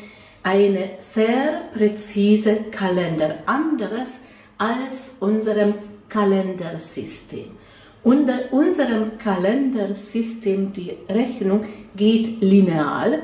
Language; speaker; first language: German; non-native, fluent; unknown